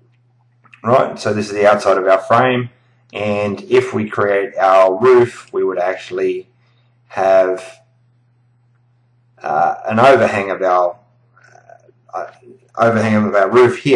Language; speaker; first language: English; native; English